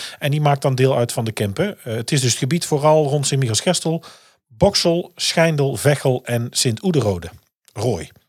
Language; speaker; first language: Dutch; native; Dutch